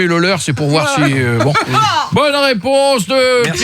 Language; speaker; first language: French; native; French